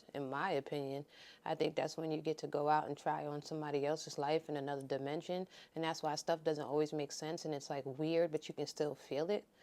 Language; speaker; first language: English; native; English